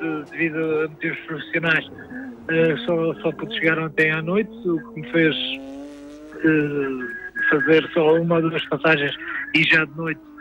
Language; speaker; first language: Portuguese; native; Portuguese